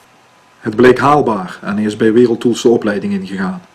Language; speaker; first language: Dutch; native; Dutch